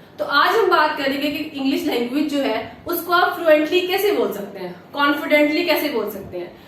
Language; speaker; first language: Urdu; native; Urdu